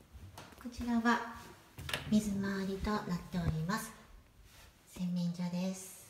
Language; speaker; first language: Japanese; native; Japanese